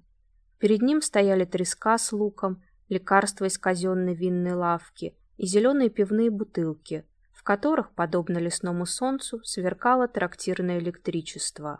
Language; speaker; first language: Russian; native; Russian